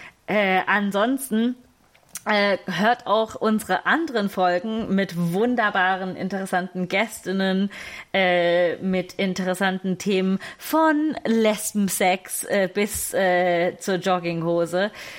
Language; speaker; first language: German; native; German